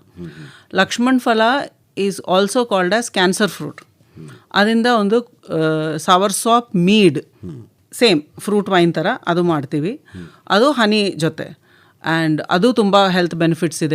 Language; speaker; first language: Kannada; non-native, local second language; Malayalam